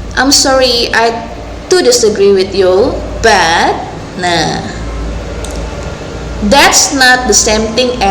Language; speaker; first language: English; non-native, local second language; Indonesian